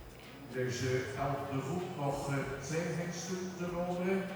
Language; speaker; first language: Dutch; native; Dutch